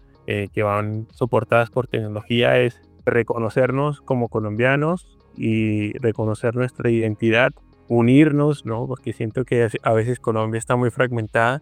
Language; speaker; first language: Spanish; native; Spanish